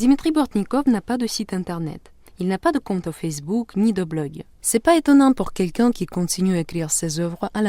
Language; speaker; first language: French; non-native, fluent; Russian